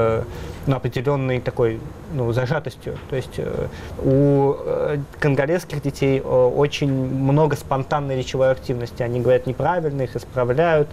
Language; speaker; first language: Russian; native; Russian